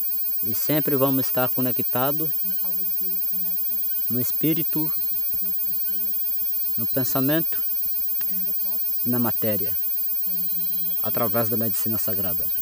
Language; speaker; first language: Portuguese; non-native, local second language; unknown